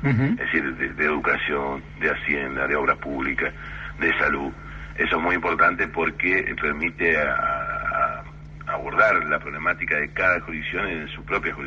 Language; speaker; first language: Spanish; native; Spanish